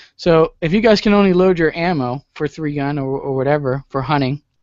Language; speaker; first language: English; native; English